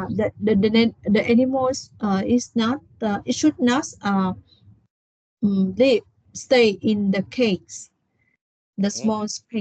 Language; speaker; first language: English; non-native, learner; Vietnamese